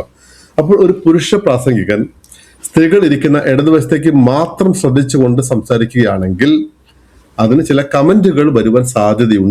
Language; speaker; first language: Malayalam; native; Malayalam